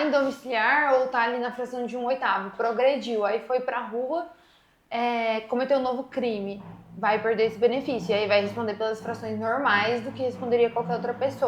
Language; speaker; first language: Portuguese; native; Portuguese